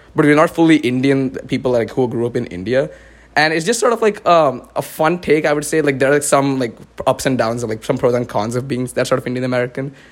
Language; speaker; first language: English; non-native, local second language; Marathi